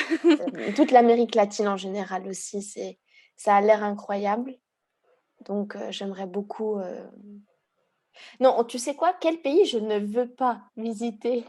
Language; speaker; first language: French; early bilingual, heritage; Hungarian